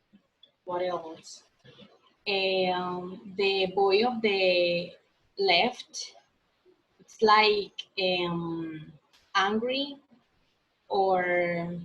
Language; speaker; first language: English; non-native, learner; Spanish